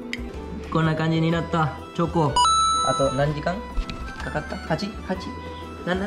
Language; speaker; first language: Japanese; non-native, fluent; Spanish